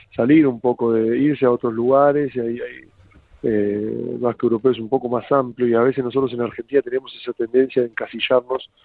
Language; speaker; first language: Spanish; native; Spanish